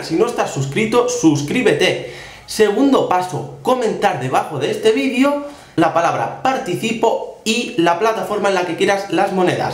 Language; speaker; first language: Spanish; native; Spanish